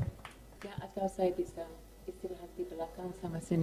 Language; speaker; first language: Indonesian; non-native, fluent; English